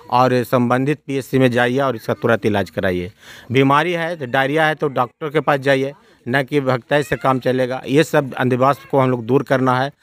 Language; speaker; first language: Hindi; native; Hindi